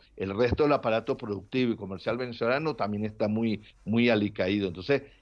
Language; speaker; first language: Spanish; native; Spanish